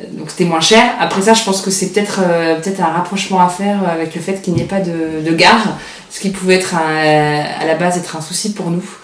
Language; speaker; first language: French; native; French